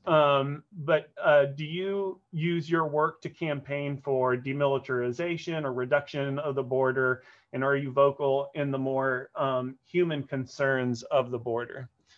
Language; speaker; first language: English; native; English